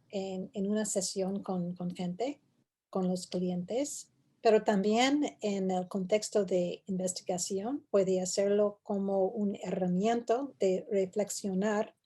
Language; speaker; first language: Spanish; non-native, fluent; English